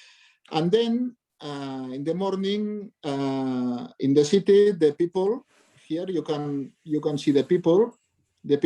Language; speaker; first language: English; non-native, learner; Catalan